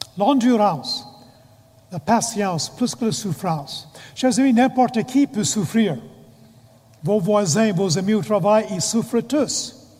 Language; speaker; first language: French; non-native, fluent; English